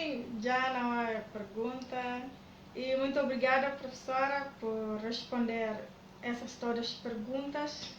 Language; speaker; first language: Portuguese; non-native, learner; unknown